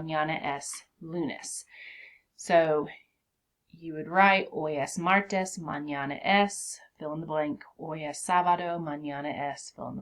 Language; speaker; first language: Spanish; non-native, fluent; English